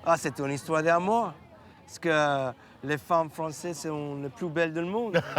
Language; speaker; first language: French; non-native, fluent; English